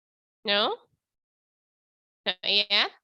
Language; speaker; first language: English; non-native, fluent; Indonesian